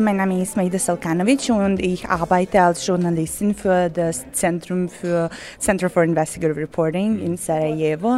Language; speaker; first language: German; non-native, learner; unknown